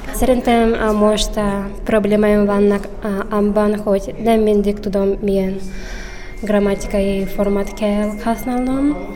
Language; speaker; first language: Hungarian; non-native, learner; Udmurt